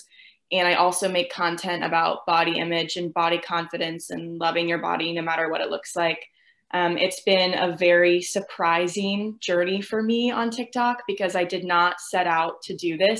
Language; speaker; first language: English; native; English